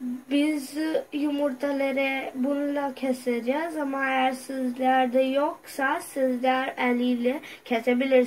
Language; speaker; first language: Turkish; non-native, learner; Urdu